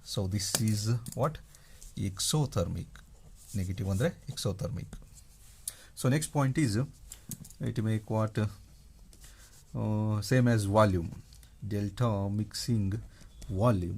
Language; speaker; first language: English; non-native, local second language; Kannada